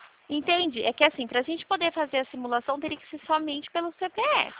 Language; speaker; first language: Portuguese; native; Portuguese